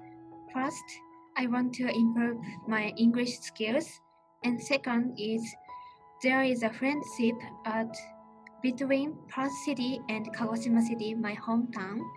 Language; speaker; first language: English; non-native, learner; Japanese